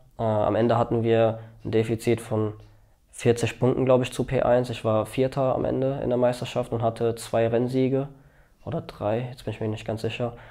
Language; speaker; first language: German; early bilingual, other home language; Albanian